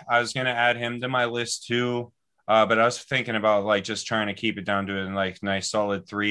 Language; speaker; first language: English; native; English